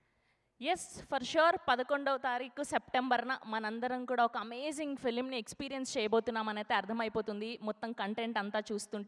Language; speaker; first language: Telugu; native; Telugu